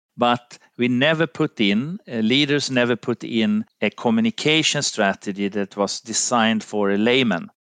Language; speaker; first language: English; non-native, fluent; Finnish